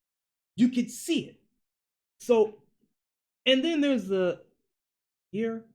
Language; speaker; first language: English; native; English